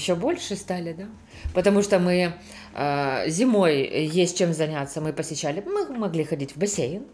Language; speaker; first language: Polish; non-native, learner; Russian